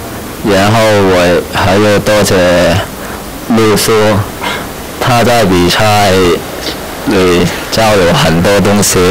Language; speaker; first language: Chinese; non-native, local second language; Cantonese